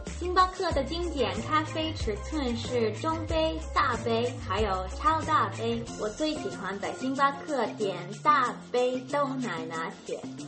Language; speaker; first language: Chinese; native; Chinese